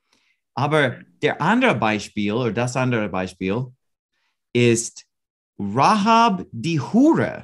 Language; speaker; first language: German; non-native, fluent; English